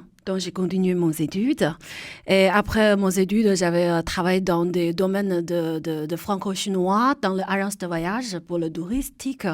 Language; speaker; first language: French; non-native, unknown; Chinese